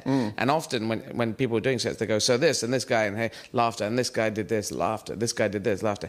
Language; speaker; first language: English; native; English